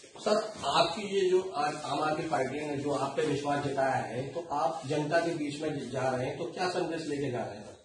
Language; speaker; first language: Hindi; native; Hindi